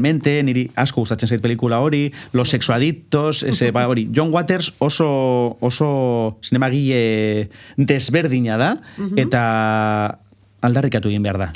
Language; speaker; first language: Basque; non-native, local second language; Spanish